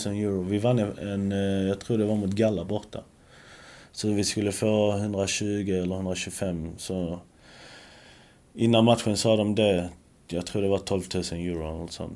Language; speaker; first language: Swedish; early bilingual, other home language; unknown